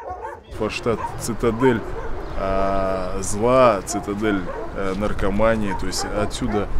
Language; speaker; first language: Russian; native; Russian